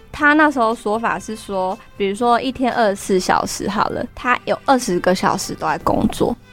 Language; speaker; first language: Chinese; native; Chinese